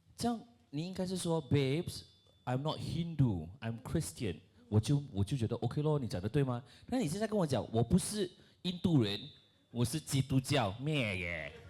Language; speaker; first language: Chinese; non-native, local second language; Malay